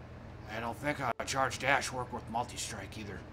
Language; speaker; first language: English; native; English